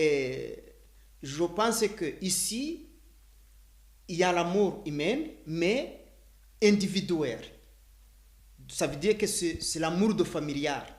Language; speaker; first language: French; non-native, learner; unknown